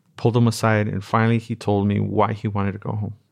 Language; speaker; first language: English; native; English